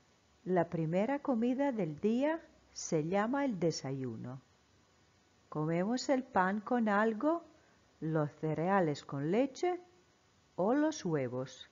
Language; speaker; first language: Spanish; non-native, fluent; Croatian